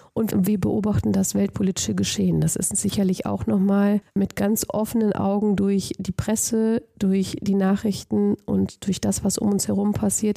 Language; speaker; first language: German; native; German